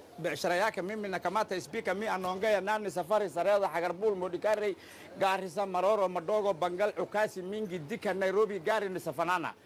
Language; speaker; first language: Swahili; non-native, learner; Somali